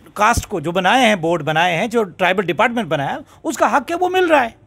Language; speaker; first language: Hindi; native; Hindi